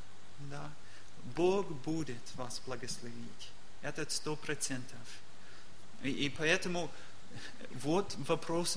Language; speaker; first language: Russian; non-native, learner; English